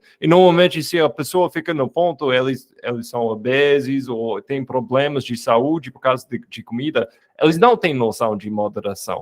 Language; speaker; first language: Portuguese; non-native, fluent; English